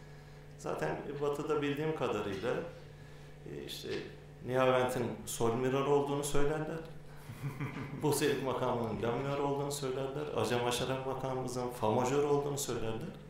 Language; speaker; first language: Turkish; native; Turkish